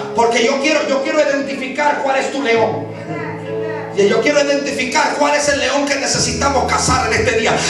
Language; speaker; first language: Spanish; early bilingual, heritage; Spanish